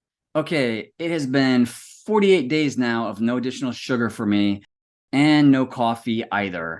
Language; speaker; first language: English; native; English